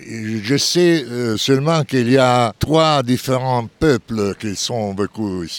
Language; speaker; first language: French; non-native, learner; Italian